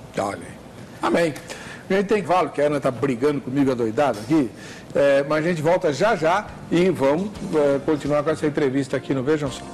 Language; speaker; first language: Portuguese; native; Portuguese